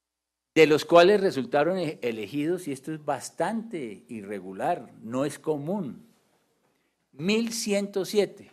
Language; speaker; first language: Spanish; native; Spanish